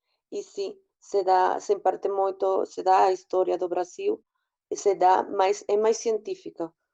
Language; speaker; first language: Portuguese; non-native, fluent; Spanish